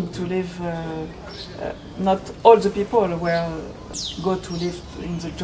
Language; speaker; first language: English; non-native, learner; French